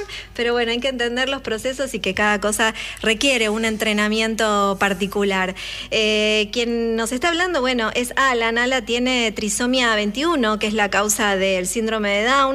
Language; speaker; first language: Spanish; native; Spanish